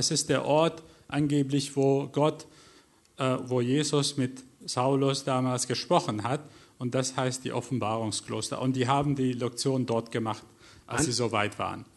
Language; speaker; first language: German; non-native, fluent; Arabic